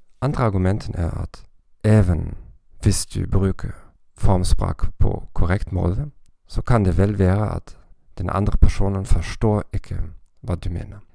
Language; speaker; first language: Norwegian; non-native, learner; German